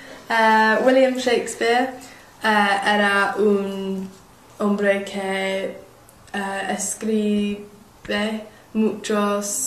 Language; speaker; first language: Spanish; non-native, learner; English